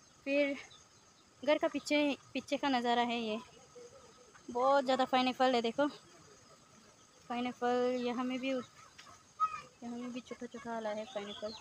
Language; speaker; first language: Hindi; non-native, local second language; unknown